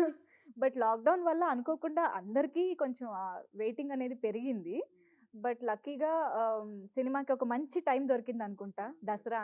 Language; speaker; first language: Telugu; native; Telugu